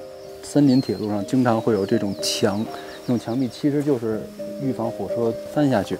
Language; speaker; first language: Chinese; native; Chinese